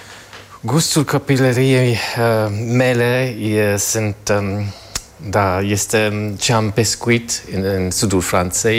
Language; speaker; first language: Romanian; non-native, fluent; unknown